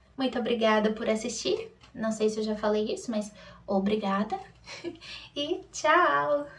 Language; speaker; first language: Portuguese; native; Portuguese